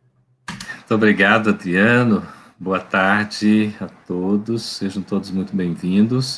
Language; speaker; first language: Portuguese; native; Portuguese